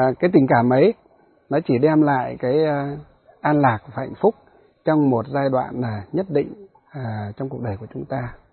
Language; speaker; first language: Vietnamese; non-native, local second language; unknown